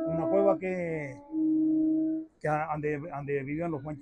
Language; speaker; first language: Spanish; native; Spanish